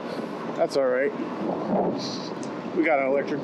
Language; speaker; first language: English; native; English